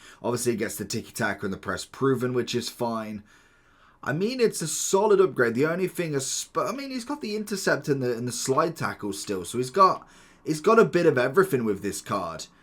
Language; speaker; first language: English; native; English